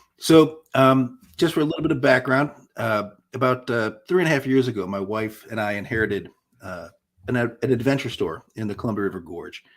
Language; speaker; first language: English; native; English